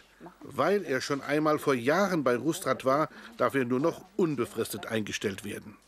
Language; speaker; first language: German; native; German